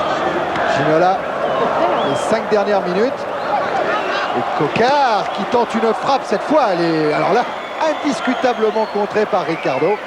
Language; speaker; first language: French; native; French